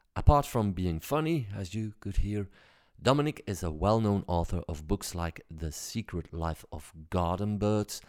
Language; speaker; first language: English; non-native, fluent; Dutch